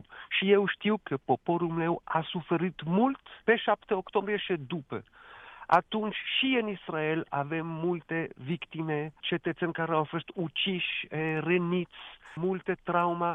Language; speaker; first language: Romanian; non-native, fluent; Hebrew